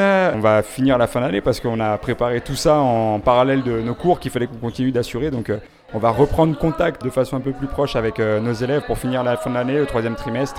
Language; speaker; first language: French; native; French